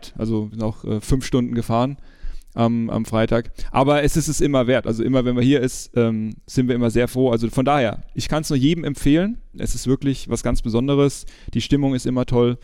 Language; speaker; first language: German; native; German